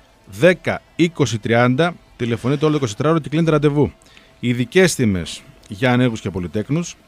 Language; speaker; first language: Greek; native; Greek